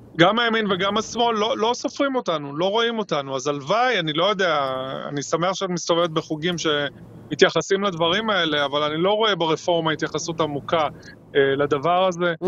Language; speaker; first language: Hebrew; native; Hebrew